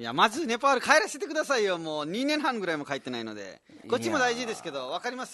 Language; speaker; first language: Japanese; non-native, fluent; Nepali